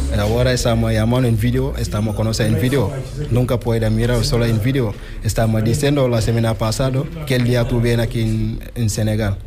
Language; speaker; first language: Spanish; non-native, learner; Wolof